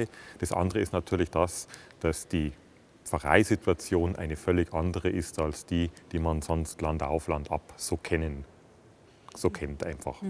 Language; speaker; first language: German; native; German